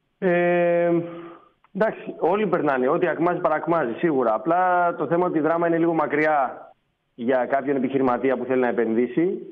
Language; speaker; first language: Greek; native; Greek